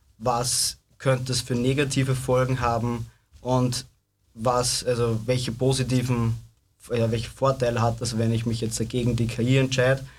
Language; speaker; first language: German; native; German